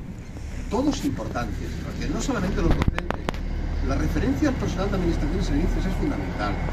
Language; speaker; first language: Spanish; native; Spanish